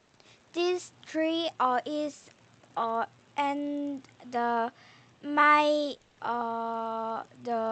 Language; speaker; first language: English; non-native, learner; Korean